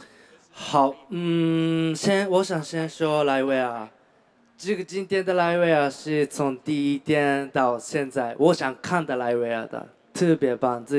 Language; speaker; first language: Chinese; non-native, learner; Japanese